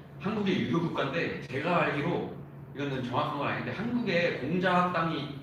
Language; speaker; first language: Korean; native; Korean